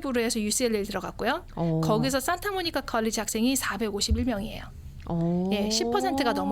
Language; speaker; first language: Korean; native; Korean